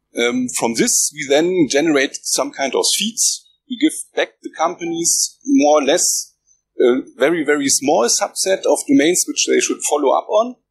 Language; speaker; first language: English; non-native, fluent; German